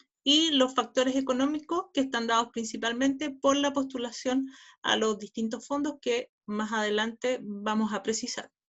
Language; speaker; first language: Spanish; native; Spanish